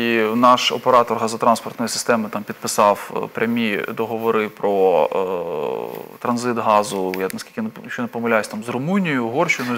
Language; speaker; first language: Ukrainian; native; Ukrainian